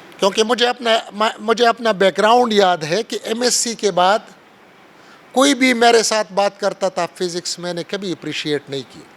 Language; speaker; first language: Urdu; non-native, local second language; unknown